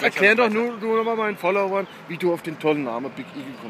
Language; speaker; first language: German; native; German